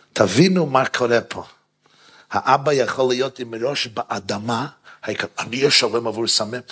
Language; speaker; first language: Hebrew; non-native, fluent; English